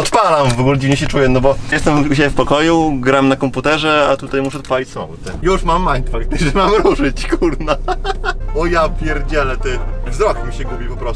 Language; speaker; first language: Polish; native; Polish